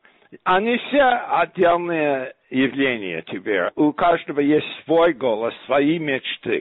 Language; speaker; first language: Russian; non-native, fluent; English